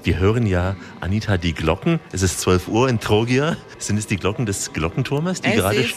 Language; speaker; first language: German; native; German